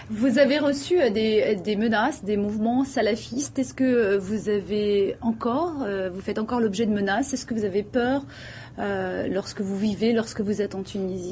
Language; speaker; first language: French; native; French